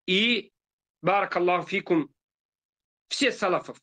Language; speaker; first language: Russian; non-native, fluent; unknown